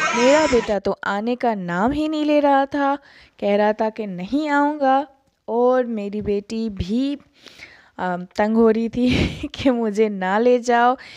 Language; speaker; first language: Urdu; native; Urdu